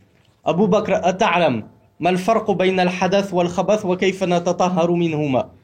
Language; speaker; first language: Arabic; non-native, fluent; French